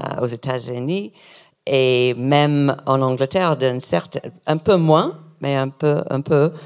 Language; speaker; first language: French; non-native, learner; English